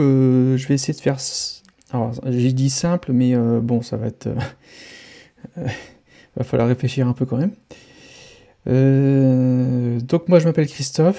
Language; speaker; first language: French; native; French